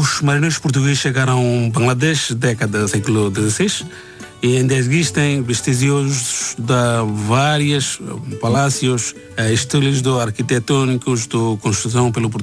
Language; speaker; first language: Portuguese; non-native, learner; Bangla